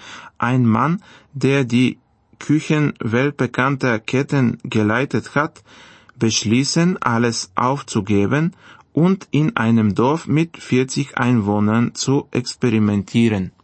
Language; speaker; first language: German; non-native, fluent; Bulgarian